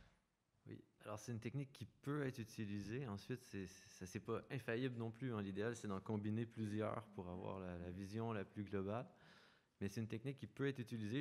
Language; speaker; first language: French; native; French